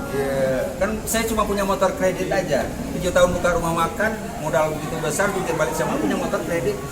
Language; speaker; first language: Indonesian; non-native, local second language; Minangkabau